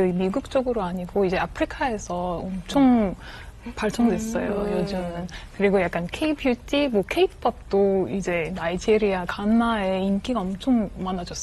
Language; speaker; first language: Korean; non-native, fluent; French